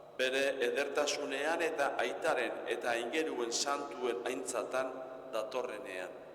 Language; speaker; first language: Basque; native; Basque